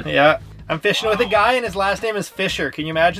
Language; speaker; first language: English; native; English